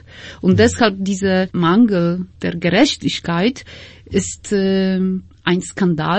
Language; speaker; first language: German; non-native, fluent; Polish